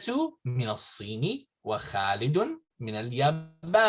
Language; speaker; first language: Arabic; non-native, fluent; English